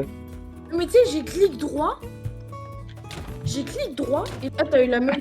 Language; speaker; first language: French; native; French